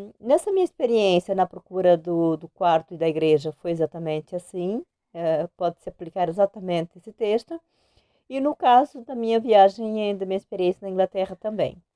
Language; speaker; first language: Portuguese; native; Portuguese